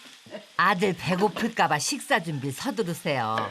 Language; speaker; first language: Korean; native; Korean